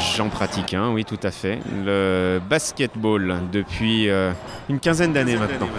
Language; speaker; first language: French; native; French